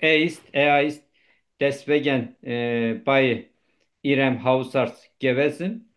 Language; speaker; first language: German; non-native, learner; Turkish